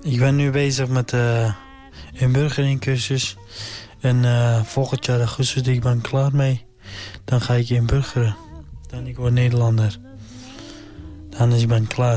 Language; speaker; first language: Dutch; non-native, learner; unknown